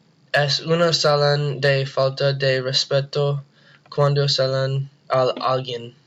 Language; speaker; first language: Spanish; non-native, learner; English